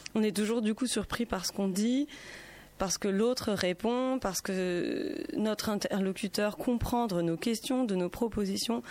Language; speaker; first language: French; native; French